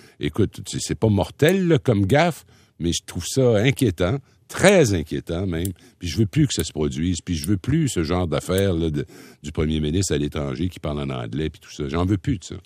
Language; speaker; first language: French; native; French